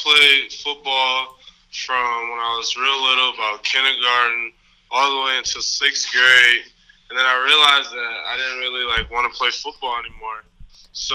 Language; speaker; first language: English; native; English